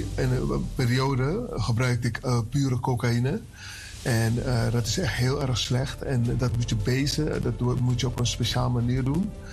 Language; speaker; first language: Dutch; native; Dutch